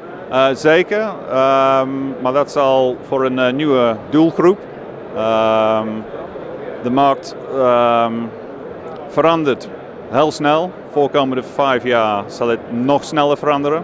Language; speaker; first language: Dutch; non-native, fluent; English